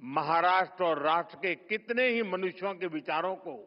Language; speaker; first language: Hindi; non-native, local second language; Gujarati